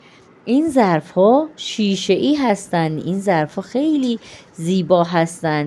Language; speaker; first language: Persian; non-native, fluent; Urdu